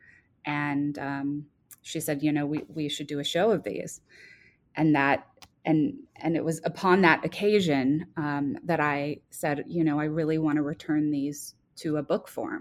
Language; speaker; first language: English; native; English